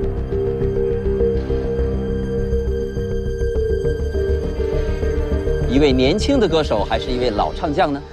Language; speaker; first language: Chinese; native; Chinese